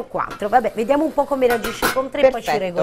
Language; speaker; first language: Italian; native; Italian